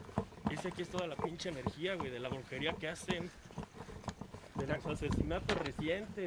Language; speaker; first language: Spanish; native; Spanish